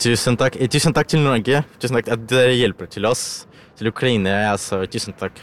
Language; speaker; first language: Swedish; non-native, learner; Ukrainian